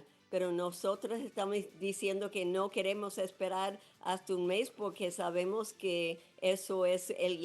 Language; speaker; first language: Spanish; non-native, fluent; English